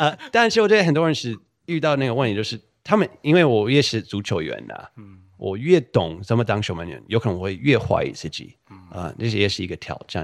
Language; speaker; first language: Chinese; non-native, fluent; English